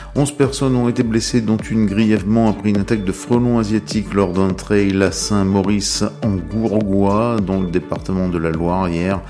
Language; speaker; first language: French; native; French